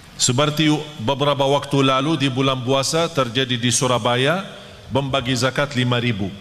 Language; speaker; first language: Malay; non-native, fluent; Arabic